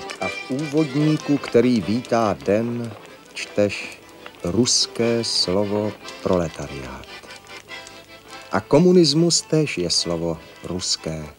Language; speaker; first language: Czech; native; Czech